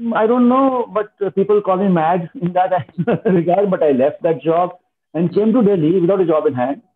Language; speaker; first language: English; non-native, local second language; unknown